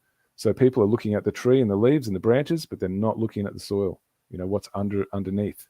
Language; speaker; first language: English; native; English